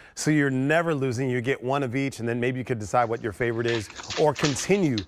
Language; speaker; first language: English; native; English